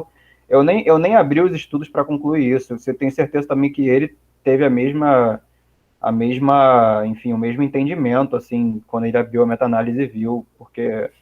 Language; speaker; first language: Portuguese; native; Portuguese